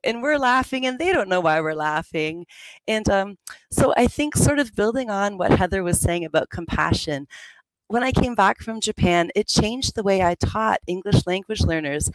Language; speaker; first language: English; native; English